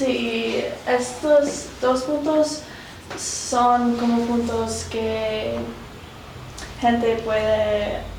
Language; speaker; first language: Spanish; non-native, learner; English